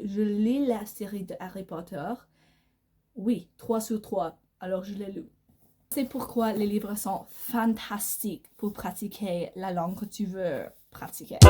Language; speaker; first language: French; non-native, learner; English